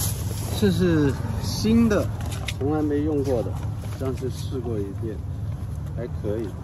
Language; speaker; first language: Chinese; native; Chinese